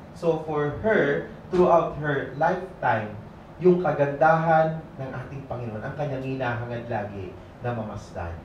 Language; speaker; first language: Filipino; native; Filipino